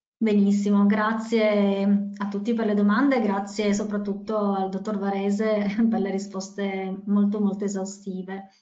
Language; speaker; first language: Italian; native; Italian